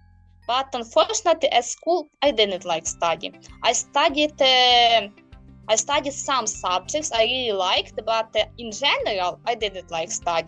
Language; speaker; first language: English; non-native, learner; Ukrainian